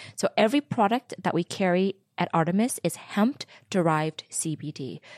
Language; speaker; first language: English; early bilingual, other home language; Vietnamese